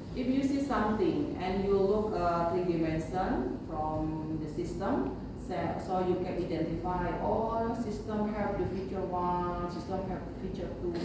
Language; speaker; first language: English; non-native, learner; Indonesian